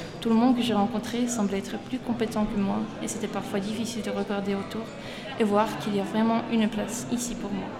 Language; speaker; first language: French; non-native, fluent; Estonian